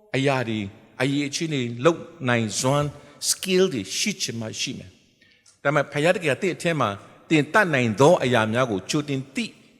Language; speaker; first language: Burmese; non-native, local second language; Kachin